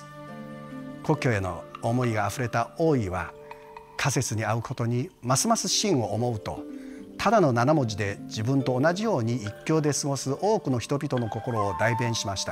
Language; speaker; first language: Japanese; non-native, fluent; Chinese